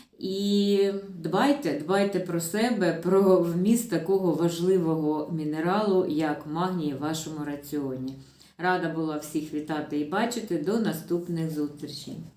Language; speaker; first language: Ukrainian; non-native, local second language; Russian